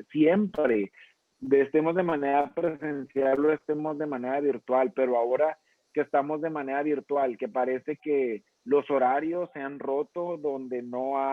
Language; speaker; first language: Spanish; native; Spanish